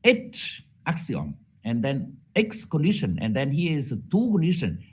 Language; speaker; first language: English; non-native, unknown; Vietnamese